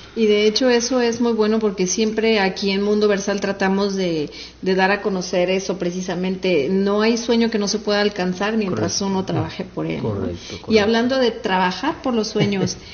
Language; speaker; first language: Spanish; native; Spanish